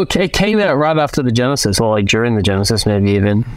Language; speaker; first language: English; native; English